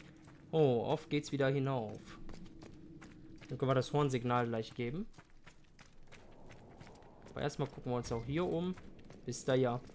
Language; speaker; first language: German; native; German